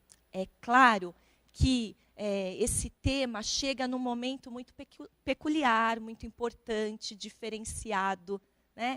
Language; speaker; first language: Portuguese; native; Portuguese